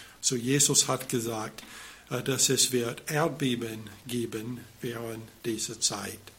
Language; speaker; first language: German; non-native, fluent; English